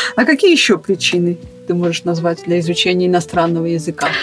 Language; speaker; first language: Russian; non-native, local second language; Armenian